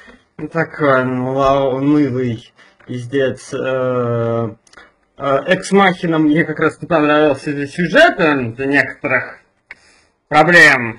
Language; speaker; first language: Russian; native; Russian